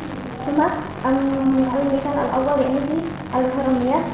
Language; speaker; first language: Arabic; non-native, learner; Indonesian